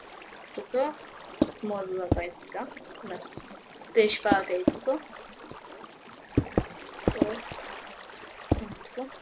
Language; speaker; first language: Bulgarian; native; Bulgarian